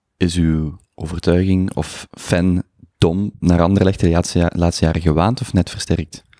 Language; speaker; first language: Dutch; native; Dutch